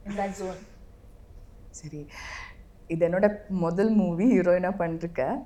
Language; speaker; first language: Tamil; non-native, learner; Malayalam